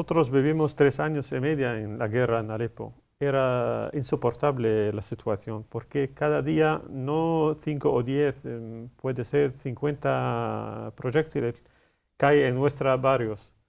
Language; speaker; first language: Spanish; non-native, learner; Arabic